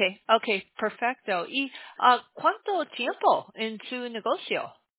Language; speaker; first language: Spanish; non-native, learner; English